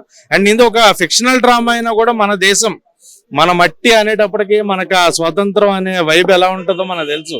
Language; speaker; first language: Telugu; native; Telugu